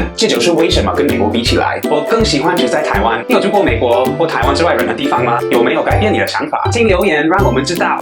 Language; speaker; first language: Chinese; non-native, fluent; English